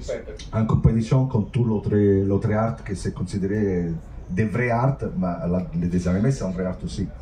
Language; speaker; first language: French; non-native, fluent; Italian